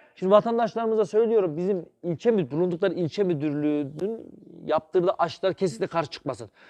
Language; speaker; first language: Turkish; native; Turkish